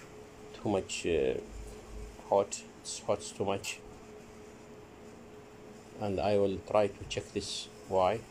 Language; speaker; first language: English; non-native, learner; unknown